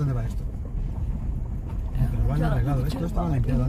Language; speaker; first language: Spanish; native; Spanish